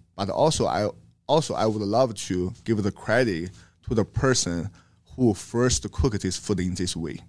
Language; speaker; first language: English; non-native, learner; Chinese